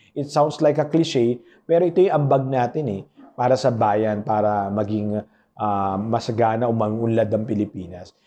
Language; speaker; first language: Filipino; non-native, local second language; Pampanga